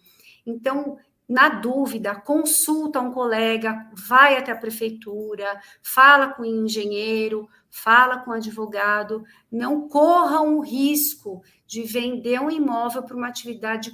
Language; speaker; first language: Portuguese; native; Portuguese